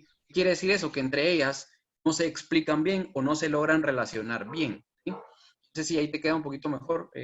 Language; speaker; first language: Spanish; native; Spanish